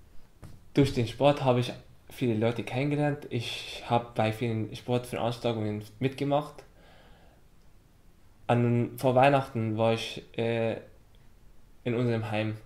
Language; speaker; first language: German; non-native, fluent; Arabic